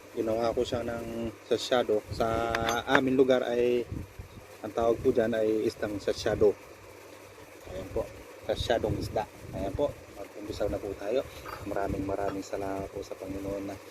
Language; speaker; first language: Filipino; non-native, local second language; Pampanga